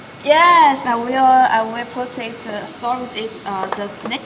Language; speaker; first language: English; non-native, learner; Chinese